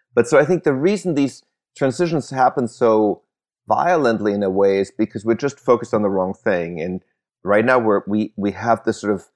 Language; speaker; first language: English; early bilingual, other home language; German